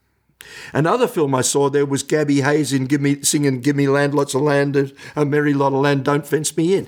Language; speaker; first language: English; native; English